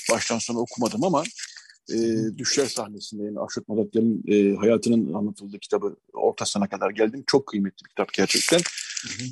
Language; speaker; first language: Turkish; native; Turkish